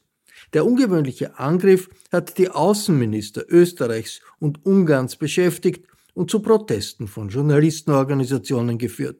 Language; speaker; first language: German; native; German